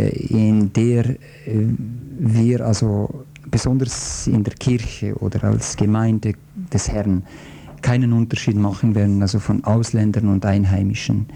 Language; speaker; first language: German; non-native, fluent; Croatian